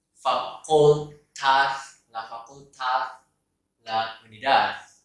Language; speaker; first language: Spanish; non-native, learner; Indonesian